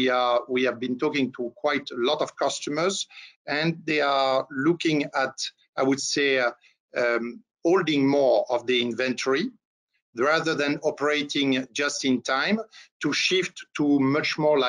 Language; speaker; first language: English; non-native, fluent; French